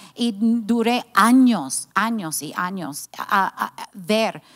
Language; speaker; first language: Spanish; non-native, fluent; English